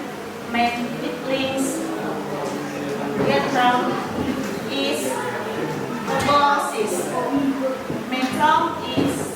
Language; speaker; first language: German; non-native, learner; Indonesian